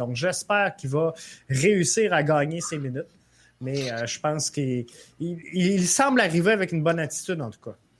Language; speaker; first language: French; native; French